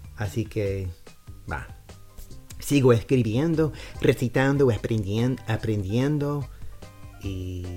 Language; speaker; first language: Spanish; non-native, fluent; English